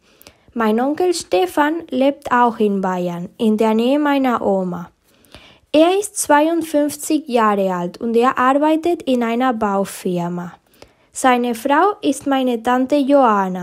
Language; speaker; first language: German; early bilingual, heritage; German